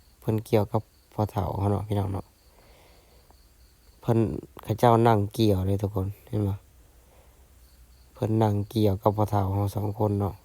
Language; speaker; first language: Thai; non-native, local second language; Lao